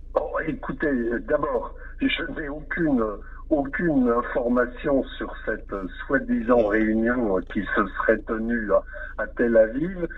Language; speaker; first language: French; native; French